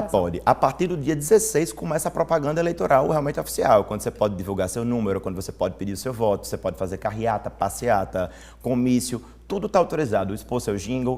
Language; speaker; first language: Portuguese; native; Portuguese